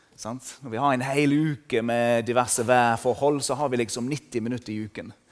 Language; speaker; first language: Norwegian; non-native, fluent; English